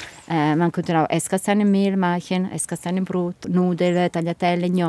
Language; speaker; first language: German; non-native, fluent; Italian